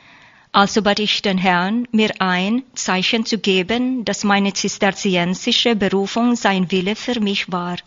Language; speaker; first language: German; non-native, learner; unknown